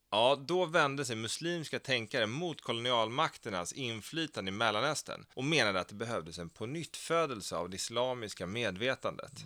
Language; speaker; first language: Swedish; native; Swedish